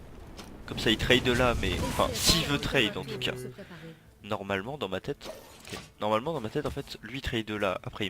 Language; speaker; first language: French; native; French